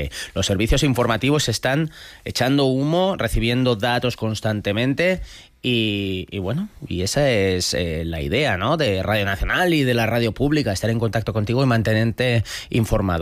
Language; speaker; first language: Spanish; native; Spanish